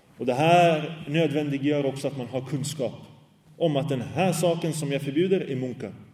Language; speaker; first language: Swedish; early bilingual, other home language; Arabic